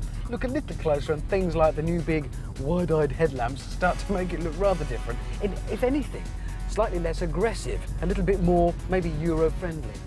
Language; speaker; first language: English; native; English